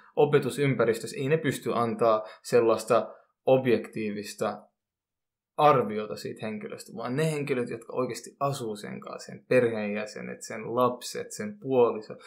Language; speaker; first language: Finnish; early bilingual, other home language; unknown